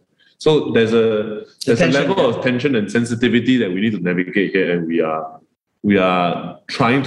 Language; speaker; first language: English; non-native, local second language; Chinese